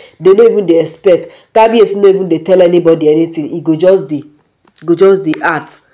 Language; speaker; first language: Nigerian Pidgin; non-native, local second language; Yoruba